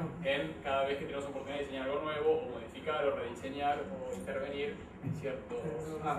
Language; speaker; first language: Spanish; native; Spanish